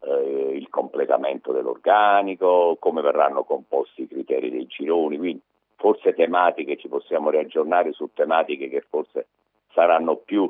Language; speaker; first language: Italian; native; Italian